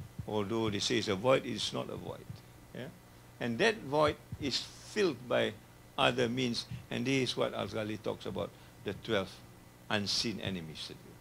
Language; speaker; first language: English; non-native, local second language; Malay